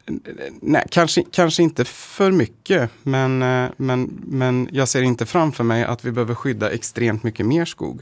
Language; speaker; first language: Swedish; native; Swedish